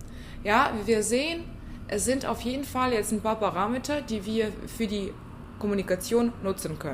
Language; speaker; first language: German; non-native, fluent; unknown